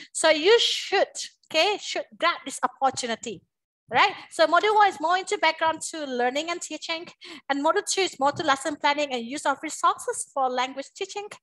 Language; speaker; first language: English; non-native, local second language; Malay